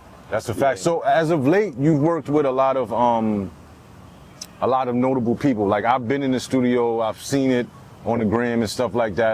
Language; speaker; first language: English; native; English